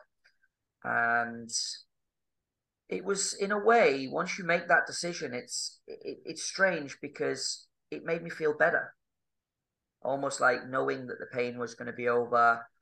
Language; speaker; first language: English; native; English